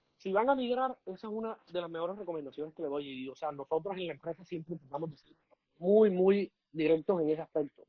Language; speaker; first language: Spanish; native; Spanish